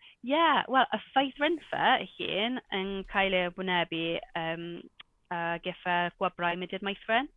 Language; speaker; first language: Welsh; non-native, local second language; English